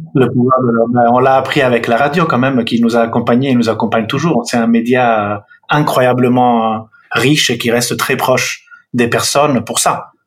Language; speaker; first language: French; non-native, fluent; Italian